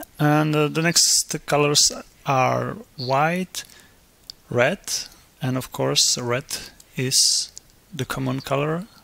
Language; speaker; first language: English; non-native, fluent; Czech